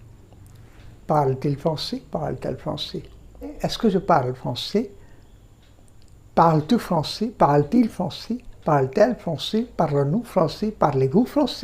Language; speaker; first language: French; non-native, fluent; Bangla